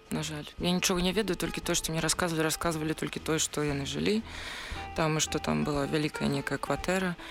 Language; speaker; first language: Belarusian; non-native, local second language; Russian